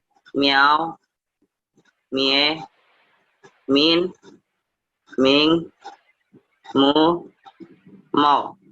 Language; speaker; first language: Chinese; non-native, learner; Indonesian